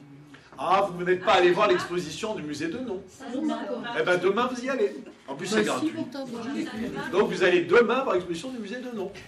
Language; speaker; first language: French; native; French